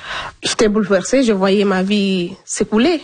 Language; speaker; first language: French; non-native, local second language; Fula